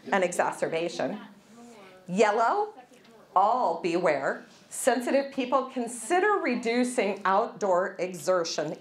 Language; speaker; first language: English; native; English